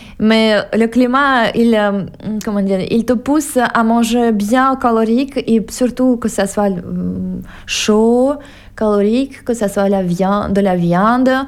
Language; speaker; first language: French; non-native, fluent; Russian